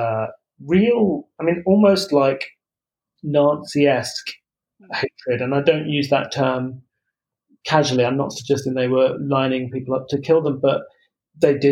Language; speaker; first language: English; native; English